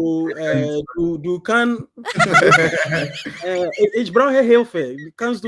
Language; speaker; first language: German; non-native, learner; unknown